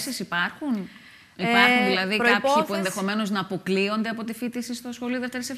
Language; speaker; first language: Greek; native; Greek